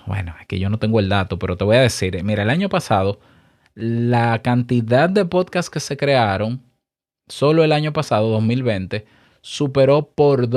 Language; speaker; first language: Spanish; native; Spanish